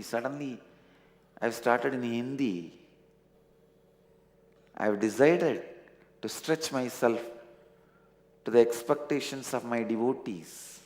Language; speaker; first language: English; non-native, local second language; Tamil